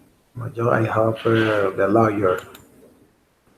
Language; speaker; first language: English; non-native, learner; Spanish